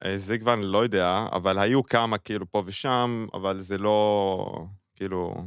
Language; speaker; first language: Hebrew; non-native, local second language; Arabic